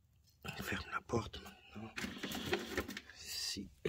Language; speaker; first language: French; non-native, fluent; Portuguese